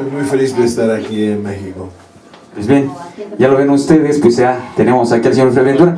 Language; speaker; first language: Spanish; native; Spanish